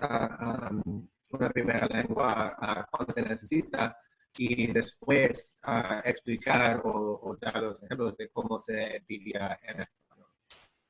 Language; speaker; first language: Spanish; non-native, fluent; English